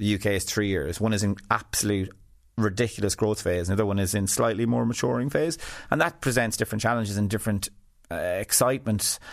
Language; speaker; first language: English; native; English